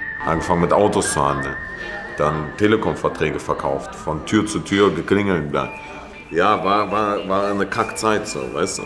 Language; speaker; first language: German; early bilingual, other home language; Russian